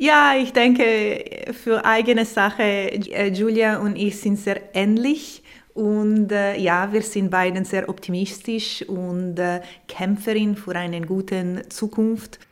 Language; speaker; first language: German; non-native, local second language; Italian